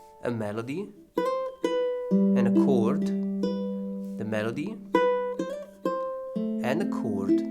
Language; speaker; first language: English; non-native, fluent; Italian